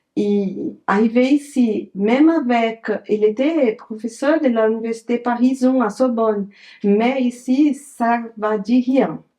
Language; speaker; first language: French; non-native, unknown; Portuguese